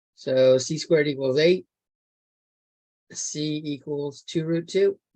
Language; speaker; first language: English; native; English